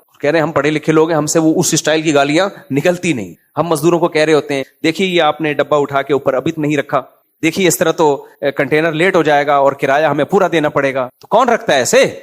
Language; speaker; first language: Urdu; native; Urdu